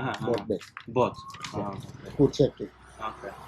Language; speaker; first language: English; non-native, learner; Turkish